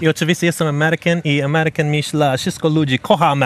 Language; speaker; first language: Polish; non-native, learner; English